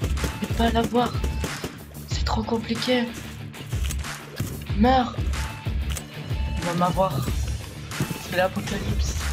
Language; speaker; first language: French; native; French